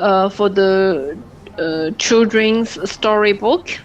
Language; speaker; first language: English; non-native, learner; French